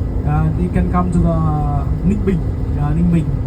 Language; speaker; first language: English; non-native, fluent; Vietnamese